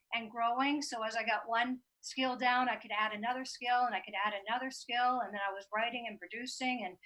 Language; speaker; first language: English; native; English